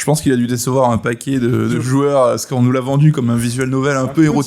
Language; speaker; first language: French; native; French